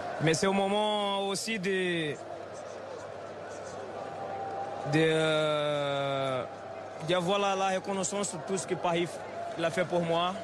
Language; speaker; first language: French; non-native, fluent; Portuguese